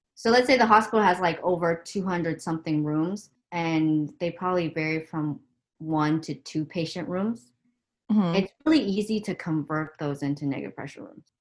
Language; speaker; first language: English; native; English